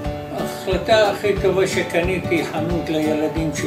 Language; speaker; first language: Hebrew; non-native, fluent; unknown